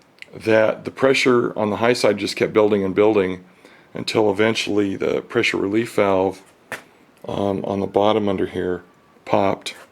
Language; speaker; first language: English; native; English